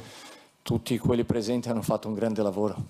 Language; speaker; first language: Italian; non-native, fluent; Portuguese